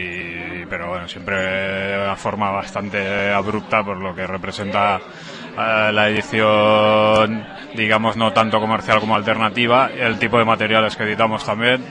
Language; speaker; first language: Spanish; native; Spanish